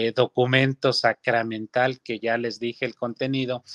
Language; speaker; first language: Spanish; native; Spanish